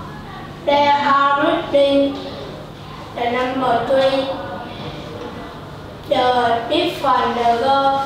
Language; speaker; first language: English; non-native, learner; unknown